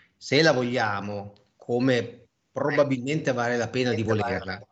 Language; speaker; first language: Italian; native; Italian